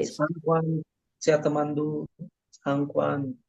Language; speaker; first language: Chinese; non-native, learner; Nepali